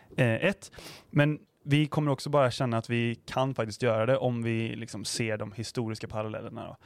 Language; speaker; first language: Swedish; native; Swedish